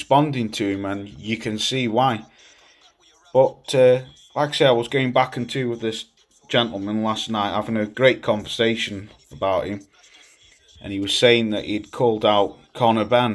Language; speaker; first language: English; native; English